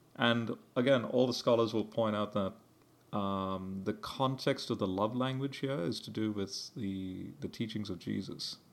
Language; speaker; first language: English; early bilingual, heritage; English